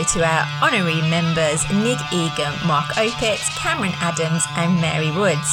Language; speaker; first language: English; native; English